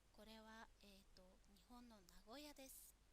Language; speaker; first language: Japanese; non-native, fluent; Mongolian